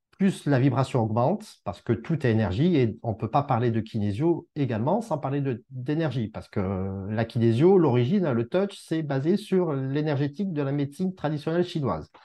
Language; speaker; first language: French; native; French